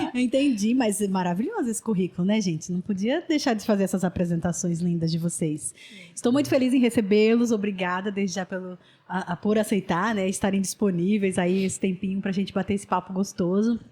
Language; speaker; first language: Portuguese; native; Portuguese